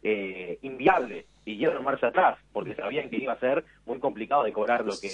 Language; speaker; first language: Spanish; native; Spanish